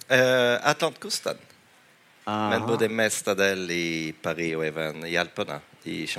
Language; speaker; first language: Swedish; non-native, fluent; French